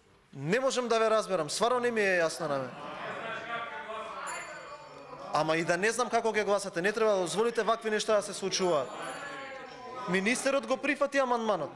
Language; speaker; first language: Macedonian; native; Macedonian